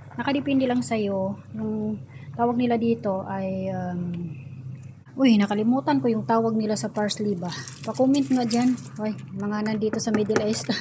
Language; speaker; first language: Filipino; native; Filipino